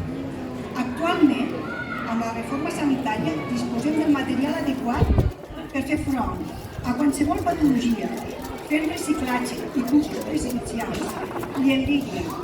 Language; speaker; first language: Catalan; native; Catalan